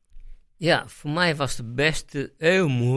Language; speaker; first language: Dutch; non-native, fluent; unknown